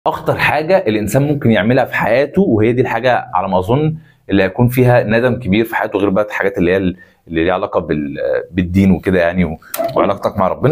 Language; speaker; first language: Arabic; native; Arabic